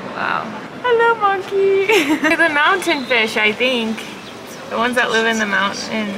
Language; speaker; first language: English; native; English